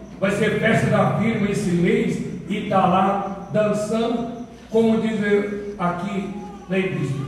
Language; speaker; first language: Portuguese; native; Portuguese